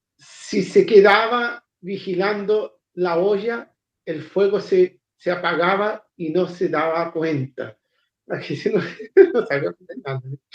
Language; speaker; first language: Portuguese; non-native, fluent; Spanish